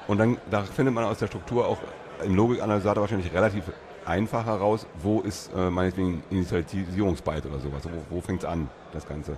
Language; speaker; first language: German; native; German